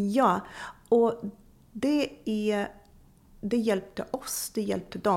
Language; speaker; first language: Swedish; non-native, fluent; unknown